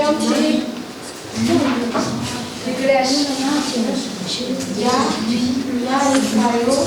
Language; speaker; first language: Russian; non-native, learner; Mongolian